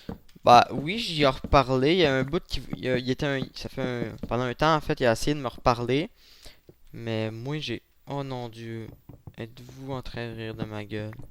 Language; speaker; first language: French; native; French